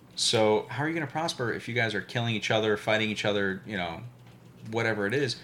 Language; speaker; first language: English; early bilingual, other home language; Albanian